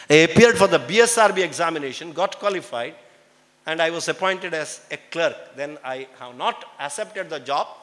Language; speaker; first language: English; non-native, local second language; Kannada